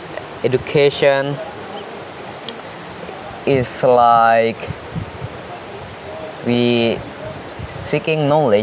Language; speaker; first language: English; non-native, learner; Indonesian